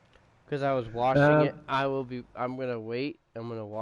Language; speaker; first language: English; native; English